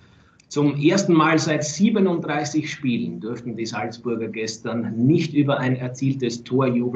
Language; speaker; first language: German; native; German